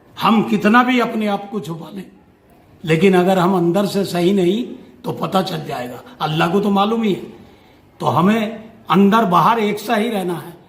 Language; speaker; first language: Urdu; native; Urdu